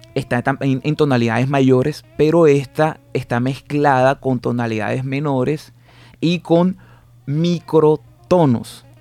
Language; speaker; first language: Spanish; native; Spanish